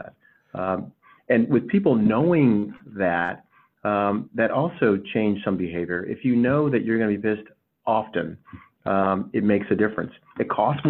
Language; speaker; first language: English; native; English